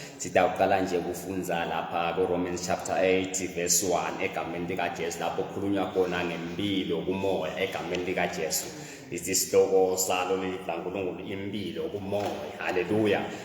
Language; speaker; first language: Zulu; non-native, local second language; Swati